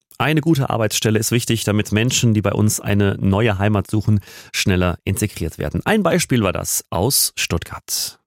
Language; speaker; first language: German; native; German